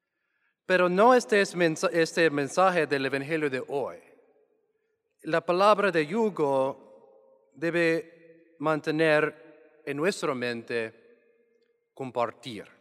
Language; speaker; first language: Spanish; non-native, fluent; English